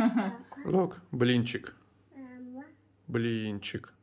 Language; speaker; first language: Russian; non-native, learner; English